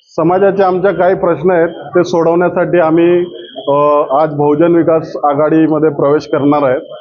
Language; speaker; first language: Marathi; non-native, local second language; Lambadi